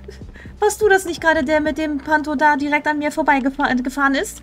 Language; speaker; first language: German; native; German